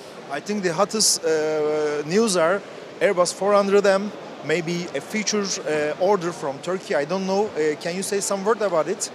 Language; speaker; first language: English; non-native, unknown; Turkish